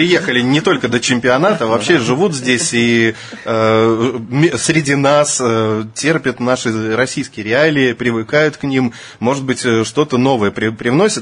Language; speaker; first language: Russian; native; Russian